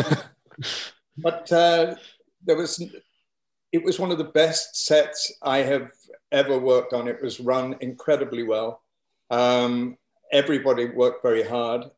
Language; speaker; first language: English; native; English